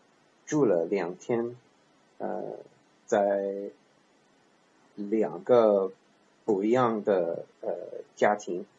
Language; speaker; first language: Chinese; non-native, learner; English